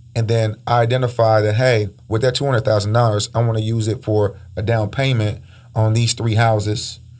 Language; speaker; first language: English; early bilingual, other home language; Spanish